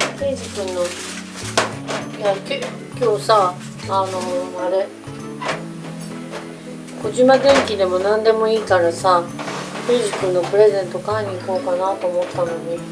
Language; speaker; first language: Japanese; native; Japanese